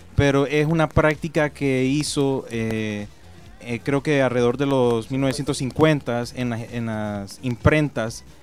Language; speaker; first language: Spanish; native; Spanish